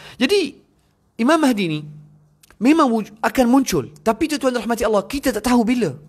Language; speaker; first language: Malay; non-native, fluent; Arabic